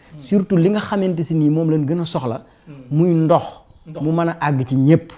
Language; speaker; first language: Wolof; native; Wolof